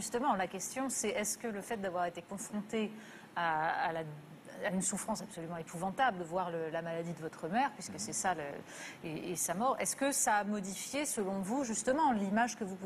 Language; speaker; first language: French; native; French